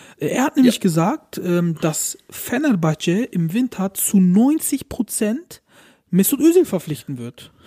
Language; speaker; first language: German; early bilingual, other home language; Turkish